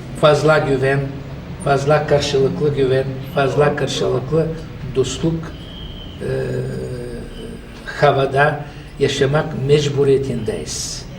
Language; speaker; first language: Turkish; non-native, fluent; Bulgarian